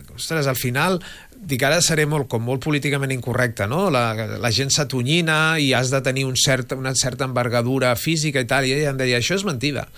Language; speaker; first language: Catalan; native; Catalan